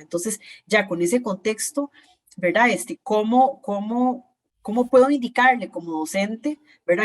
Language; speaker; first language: Spanish; native; Spanish